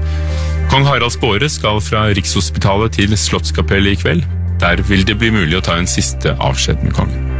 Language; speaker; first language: Norwegian; native; Norwegian